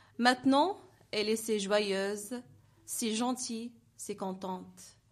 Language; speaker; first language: French; non-native, learner; Arabic